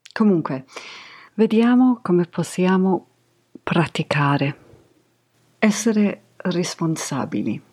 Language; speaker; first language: Italian; non-native, fluent; English